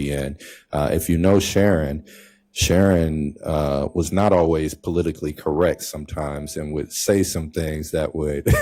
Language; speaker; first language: English; native; English